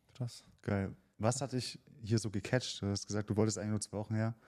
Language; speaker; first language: German; native; German